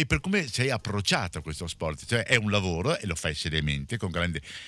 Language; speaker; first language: Italian; native; Italian